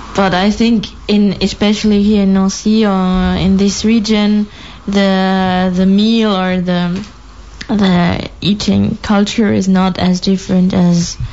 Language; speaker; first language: English; non-native, fluent; German